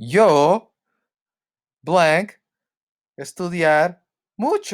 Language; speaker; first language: Spanish; non-native, fluent; English